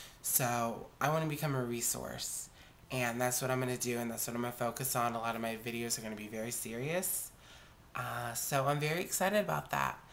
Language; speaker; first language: English; native; English